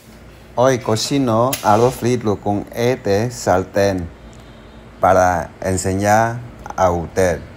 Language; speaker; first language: Spanish; non-native, learner; Chinese